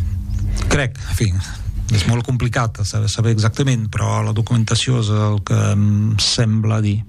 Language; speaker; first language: Catalan; non-native, fluent; French